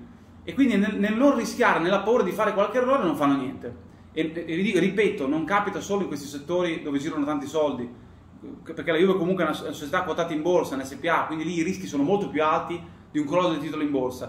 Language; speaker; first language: Italian; native; Italian